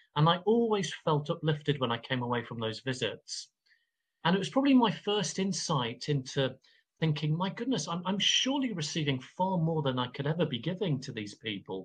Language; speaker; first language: English; native; English